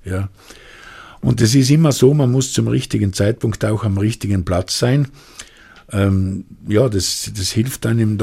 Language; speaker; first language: German; native; German